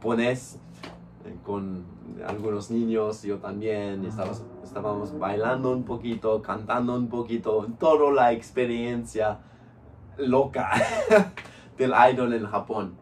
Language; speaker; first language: Spanish; non-native, fluent; English